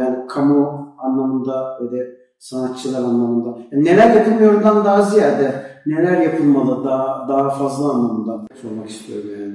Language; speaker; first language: Turkish; native; Turkish